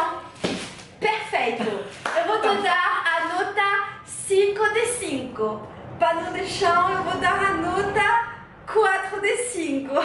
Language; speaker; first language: Portuguese; non-native, learner; French